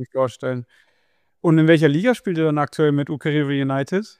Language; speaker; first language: German; native; German